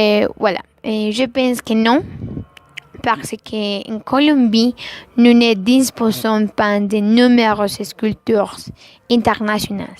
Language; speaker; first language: French; non-native, learner; Spanish